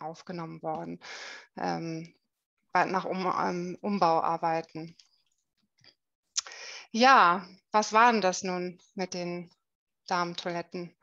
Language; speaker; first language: German; native; German